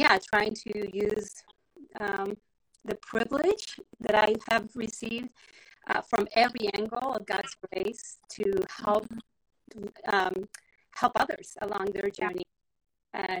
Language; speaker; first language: English; non-native, fluent; Spanish